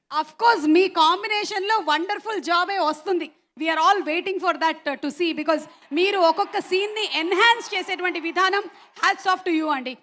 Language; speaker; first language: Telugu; native; Telugu